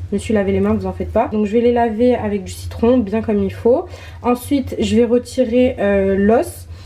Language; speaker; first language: French; early bilingual, other home language; Arabic